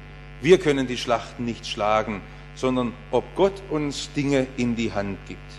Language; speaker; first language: German; native; German